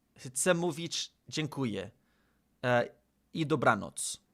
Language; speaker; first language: Polish; non-native, learner; English